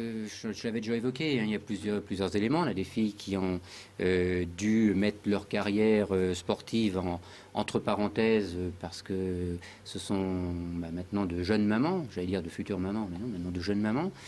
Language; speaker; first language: French; native; French